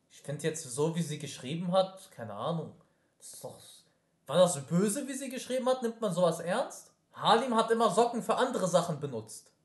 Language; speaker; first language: German; early bilingual, other home language; Arabic